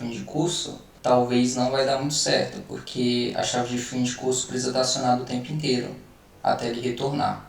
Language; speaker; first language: Portuguese; native; Portuguese